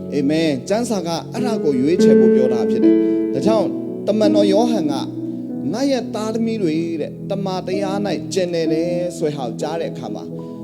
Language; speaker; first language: Burmese; non-native, local second language; Kachin